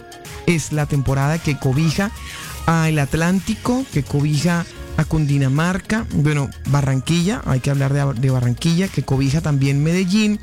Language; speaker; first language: Spanish; native; Spanish